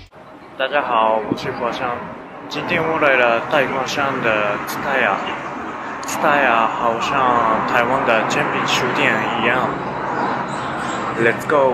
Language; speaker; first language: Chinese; non-native, learner; Japanese